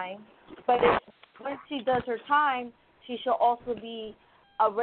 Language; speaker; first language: English; early bilingual, other home language; Spanish